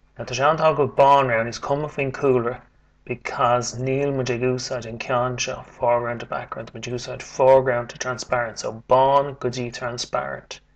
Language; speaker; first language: Irish; native; Irish